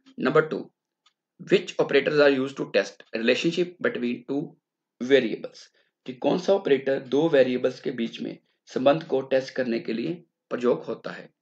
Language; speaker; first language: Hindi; non-native, local second language; Punjabi